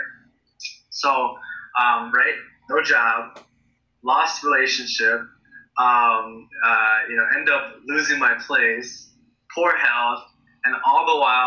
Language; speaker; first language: English; native; English